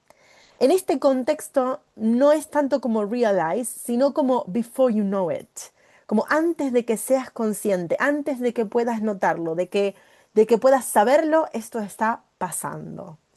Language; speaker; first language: Spanish; native; Spanish